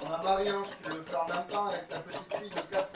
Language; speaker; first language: French; native; French